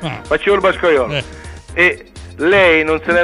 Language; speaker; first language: Italian; native; Italian